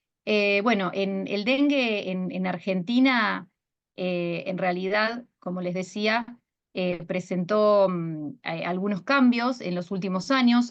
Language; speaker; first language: Spanish; native; Spanish